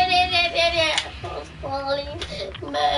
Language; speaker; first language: Polish; early bilingual, heritage; Polish